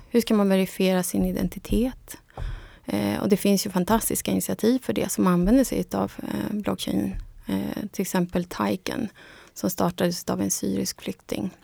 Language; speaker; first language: Swedish; non-native, fluent; Spanish